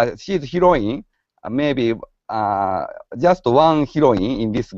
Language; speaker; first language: English; non-native, learner; Japanese